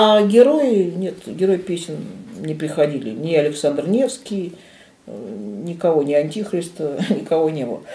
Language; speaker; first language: Russian; native; Russian